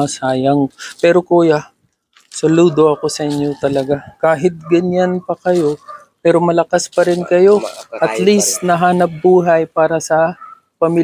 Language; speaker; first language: Filipino; non-native, learner; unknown